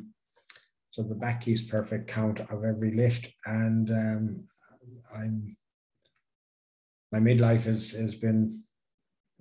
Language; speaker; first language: English; native; English